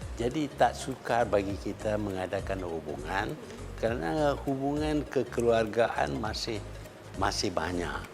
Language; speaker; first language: Malay; native; Malay